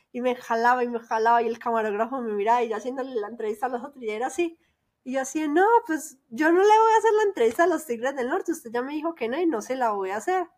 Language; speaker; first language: Spanish; native; Spanish